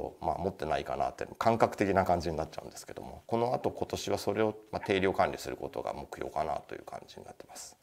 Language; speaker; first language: Japanese; native; Japanese